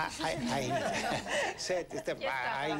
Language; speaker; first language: Italian; native; Italian